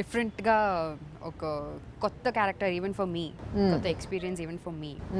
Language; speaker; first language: Telugu; non-native, learner; Tamil